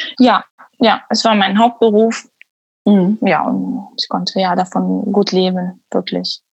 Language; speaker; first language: German; non-native, fluent; Arabic